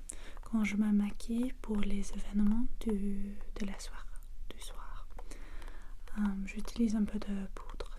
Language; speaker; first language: French; non-native, learner; English